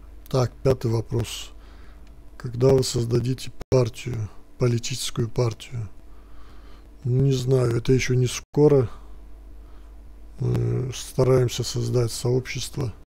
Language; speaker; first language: Russian; non-native, local second language; Turkish